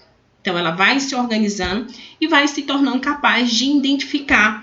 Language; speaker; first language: Portuguese; native; Portuguese